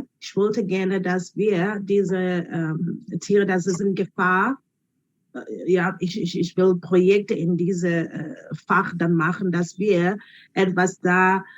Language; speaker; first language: German; non-native, learner; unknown